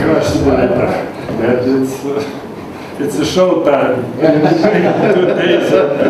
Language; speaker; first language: English; non-native, learner; Romanian